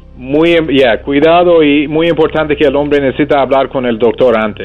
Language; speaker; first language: Spanish; non-native, fluent; English